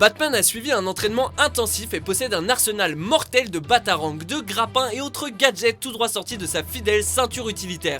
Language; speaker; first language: French; native; French